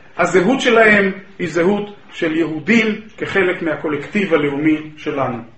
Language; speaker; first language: Hebrew; native; Hebrew